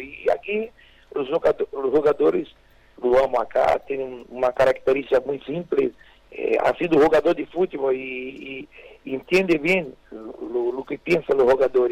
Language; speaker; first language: Spanish; non-native, fluent; Portuguese